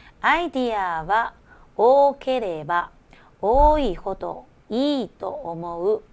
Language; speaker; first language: Japanese; non-native, fluent; Chinese